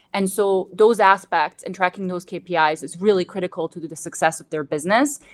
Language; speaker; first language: English; non-native, fluent; Bosnian